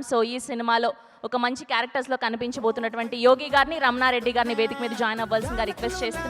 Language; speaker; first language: Telugu; native; Telugu